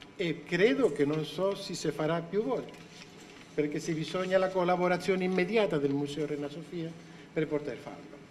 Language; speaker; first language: Italian; non-native, fluent; Spanish